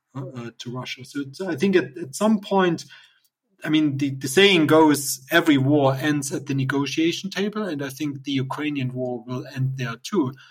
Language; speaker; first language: English; non-native, fluent; German